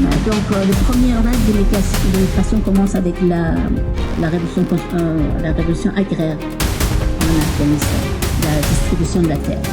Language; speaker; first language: French; non-native, fluent; Persian